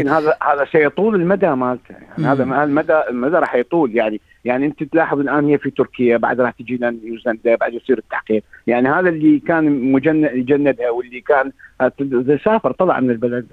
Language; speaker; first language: Arabic; native; Arabic